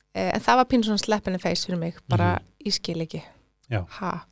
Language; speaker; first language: Icelandic; non-native, local second language; Swedish